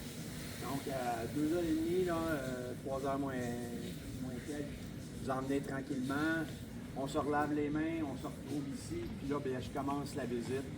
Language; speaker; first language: French; native; French